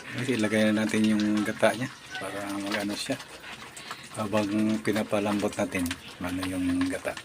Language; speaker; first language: Filipino; non-native, local second language; Cebuano